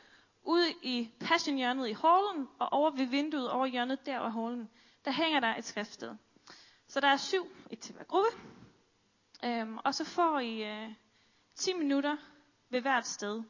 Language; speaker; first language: Danish; native; Danish